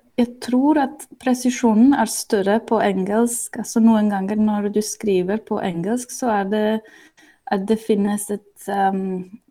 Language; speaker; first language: Norwegian; non-native, fluent; Slovak